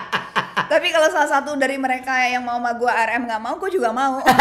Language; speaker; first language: Indonesian; native; Indonesian